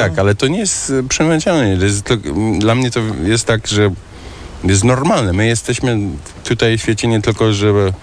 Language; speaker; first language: Polish; early bilingual, heritage; German